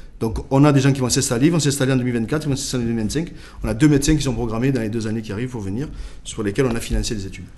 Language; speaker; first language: French; native; French